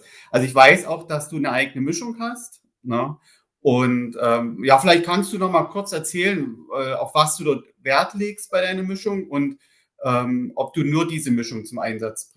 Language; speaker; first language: German; native; German